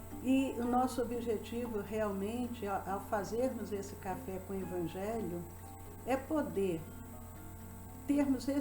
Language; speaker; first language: Portuguese; native; Portuguese